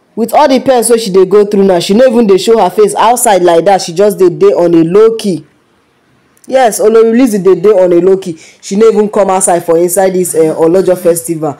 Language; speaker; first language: Nigerian Pidgin; non-native, local second language; Yoruba